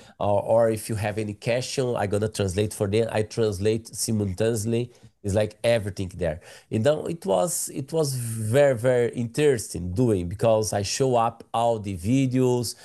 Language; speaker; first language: English; non-native, learner; Portuguese